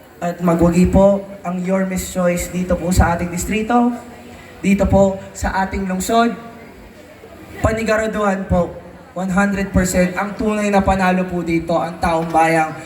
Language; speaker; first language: Filipino; native; Filipino